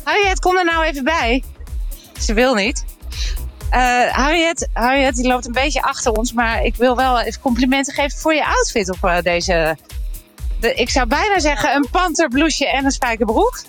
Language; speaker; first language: Dutch; native; Dutch